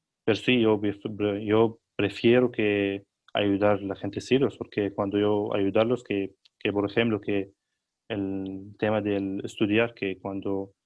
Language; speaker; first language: Spanish; non-native, learner; Arabic